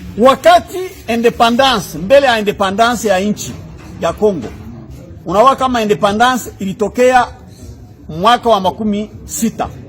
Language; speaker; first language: Swahili; non-native, local second language; Kinyarwanda